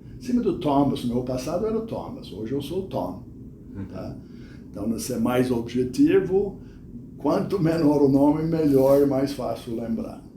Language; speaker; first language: Portuguese; non-native, fluent; English